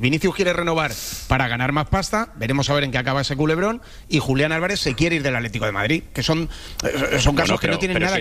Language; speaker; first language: Spanish; native; Spanish